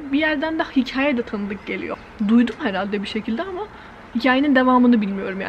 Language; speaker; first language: Turkish; native; Turkish